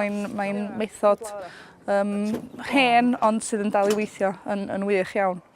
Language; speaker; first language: Welsh; native; Welsh